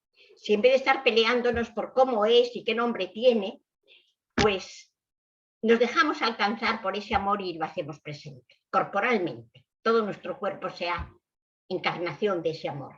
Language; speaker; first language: Spanish; native; Spanish